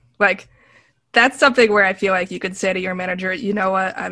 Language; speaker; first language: English; native; English